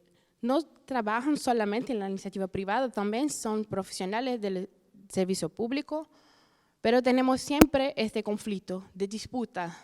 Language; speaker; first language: Spanish; non-native, fluent; Portuguese